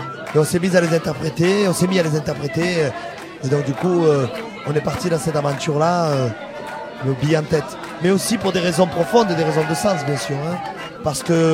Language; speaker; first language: French; native; French